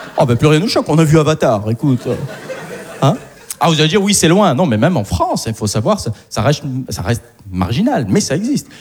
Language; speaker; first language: French; non-native, local second language; Arabic